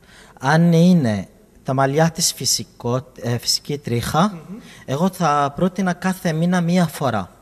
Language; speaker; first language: Greek; non-native, fluent; Arabic